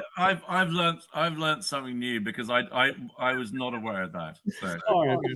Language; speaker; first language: English; native; English